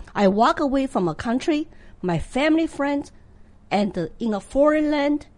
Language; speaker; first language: English; non-native, fluent; Chinese